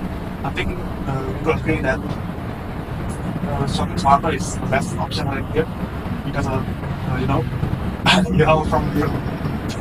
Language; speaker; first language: English; non-native, learner; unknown